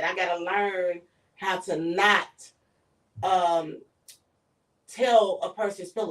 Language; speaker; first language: English; native; English